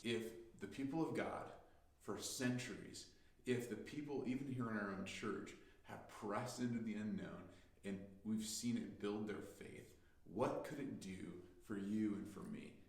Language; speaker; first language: English; native; English